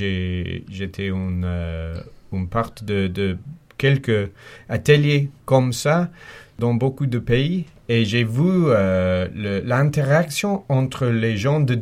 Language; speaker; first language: French; non-native, fluent; English